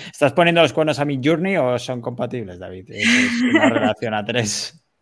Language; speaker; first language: Spanish; native; Spanish